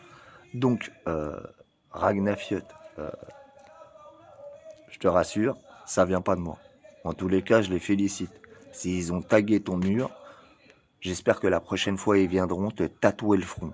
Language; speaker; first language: French; native; French